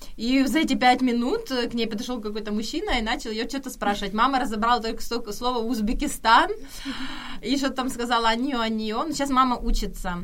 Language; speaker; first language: Russian; native; Russian